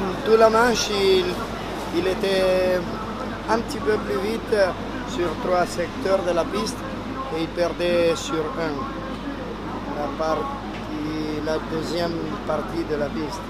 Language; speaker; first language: French; non-native, learner; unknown